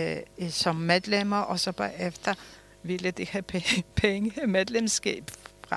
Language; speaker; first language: Danish; early bilingual, other home language; Polish